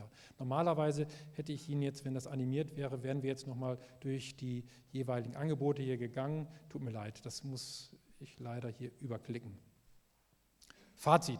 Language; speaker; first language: German; native; German